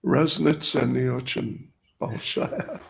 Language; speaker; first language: Russian; non-native, learner; English